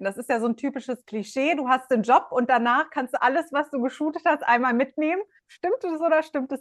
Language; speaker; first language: German; native; German